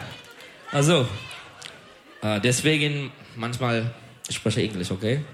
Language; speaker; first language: German; non-native, learner; Turkish